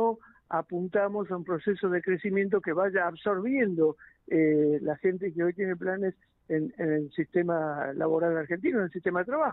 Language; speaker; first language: Spanish; native; Spanish